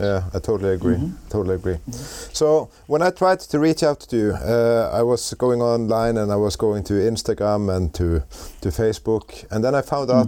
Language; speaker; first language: English; non-native, fluent; Norwegian